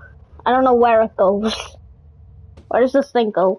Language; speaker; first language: English; native; English